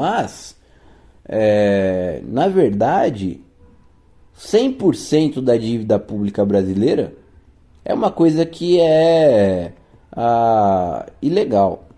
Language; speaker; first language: Portuguese; native; Portuguese